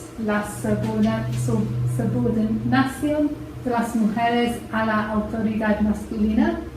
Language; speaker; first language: Spanish; non-native, fluent; English